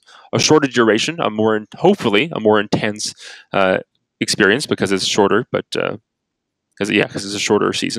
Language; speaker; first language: English; native; English